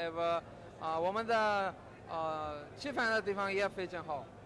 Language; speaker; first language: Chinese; non-native, learner; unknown